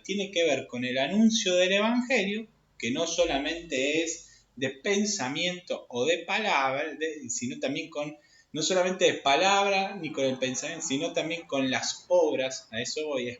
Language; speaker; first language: Spanish; native; Spanish